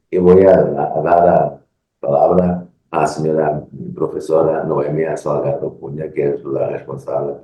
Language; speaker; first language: Spanish; non-native, learner; Portuguese